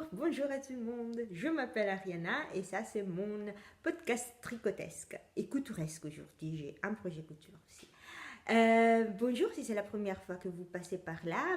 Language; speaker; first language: French; non-native, fluent; Italian